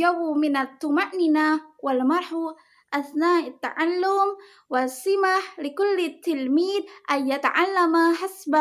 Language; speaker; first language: Arabic; non-native, learner; Indonesian